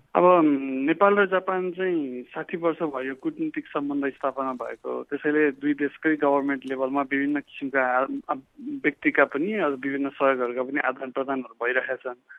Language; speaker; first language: Nepali; native; Nepali